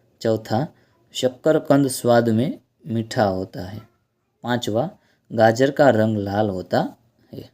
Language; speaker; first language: Hindi; non-native, local second language; Gujarati